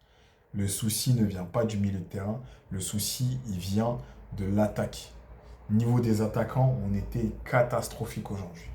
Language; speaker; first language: French; native; French